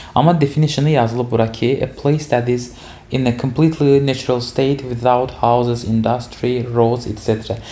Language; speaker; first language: English; non-native, fluent; Azerbaijani